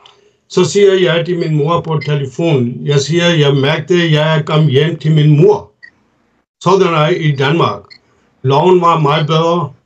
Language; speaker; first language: Danish; non-native, fluent; Urdu